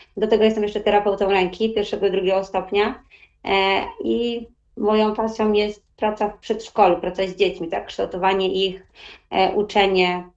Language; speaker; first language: Polish; native; Polish